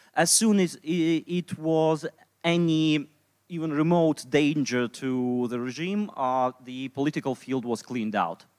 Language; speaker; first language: English; non-native, fluent; Russian